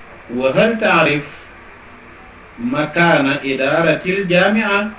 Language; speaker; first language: Arabic; non-native, fluent; Wolof